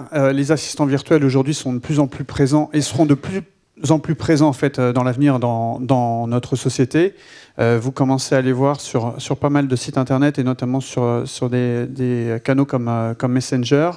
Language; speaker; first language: French; native; French